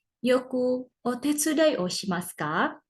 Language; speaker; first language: Japanese; non-native, fluent; Indonesian